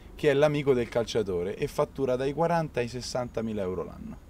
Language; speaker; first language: Italian; native; Italian